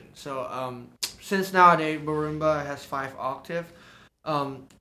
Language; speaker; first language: English; non-native, local second language; Cantonese